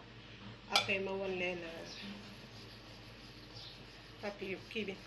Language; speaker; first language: French; non-native, local second language; Wolof